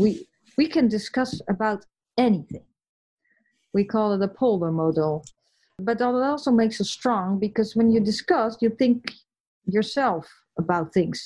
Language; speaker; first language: English; non-native, fluent; Dutch